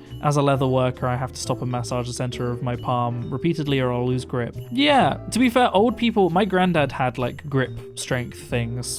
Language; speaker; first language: English; native; English